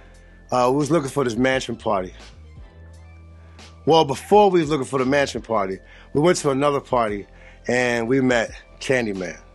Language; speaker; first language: English; native; English